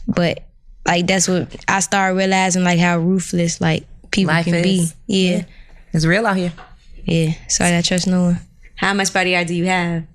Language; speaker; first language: English; native; English